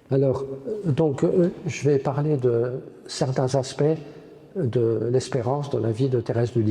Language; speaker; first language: French; native; French